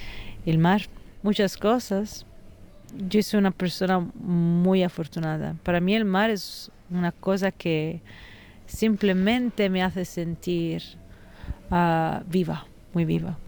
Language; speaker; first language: Spanish; non-native, fluent; Italian